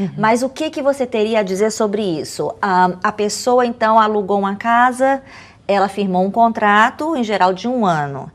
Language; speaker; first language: Portuguese; native; Portuguese